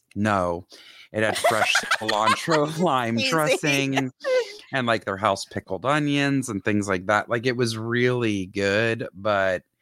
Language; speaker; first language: English; native; English